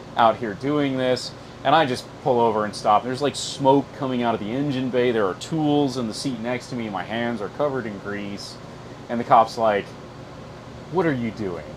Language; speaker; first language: English; native; English